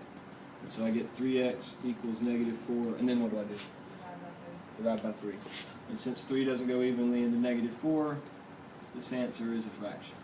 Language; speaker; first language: English; native; English